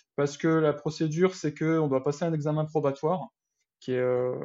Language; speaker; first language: French; native; French